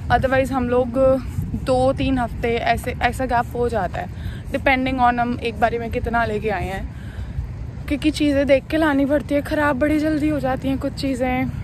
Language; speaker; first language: Hindi; non-native, local second language; Punjabi